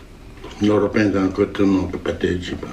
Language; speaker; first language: Italian; non-native, learner; Tibetan